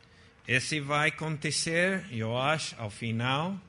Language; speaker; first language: Portuguese; non-native, fluent; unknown